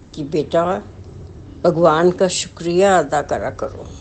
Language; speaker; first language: Hindi; non-native, local second language; Punjabi